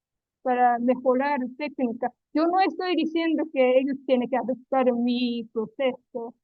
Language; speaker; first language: Spanish; non-native, learner; Japanese